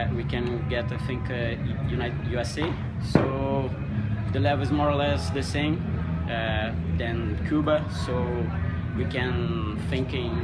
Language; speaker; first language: English; non-native, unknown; Portuguese